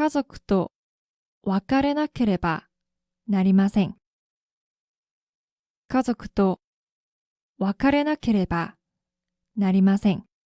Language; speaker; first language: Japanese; non-native, fluent; Korean